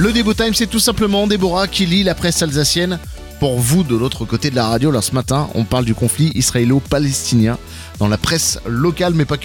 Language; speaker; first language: French; native; French